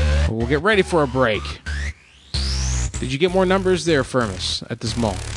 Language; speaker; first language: English; early bilingual, other home language; Spanish